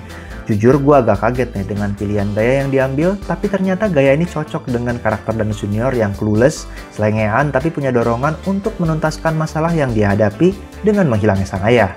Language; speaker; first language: Indonesian; native; Indonesian